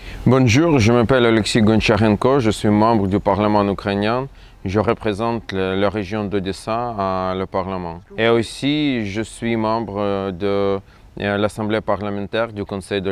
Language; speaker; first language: French; non-native, fluent; Russian